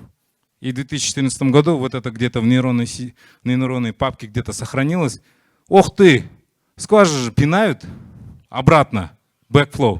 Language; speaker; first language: Russian; native; Russian